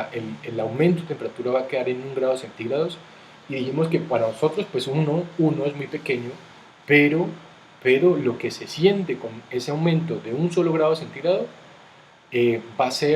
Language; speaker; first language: Spanish; native; Spanish